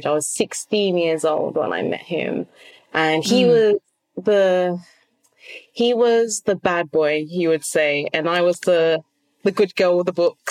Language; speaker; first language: English; native; English